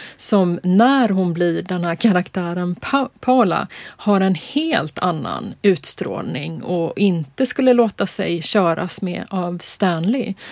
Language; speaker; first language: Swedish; native; Swedish